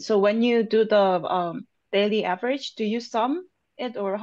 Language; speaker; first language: English; non-native, fluent; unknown